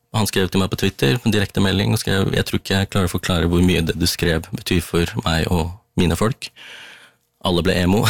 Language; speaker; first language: Norwegian; early bilingual, other home language; Tamil